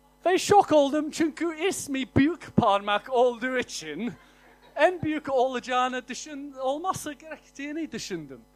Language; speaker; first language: Turkish; non-native, fluent; English